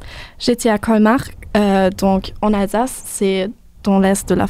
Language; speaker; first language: French; non-native, fluent; German